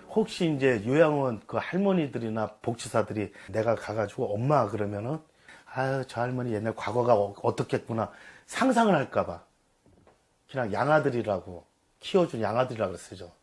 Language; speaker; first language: Korean; native; Korean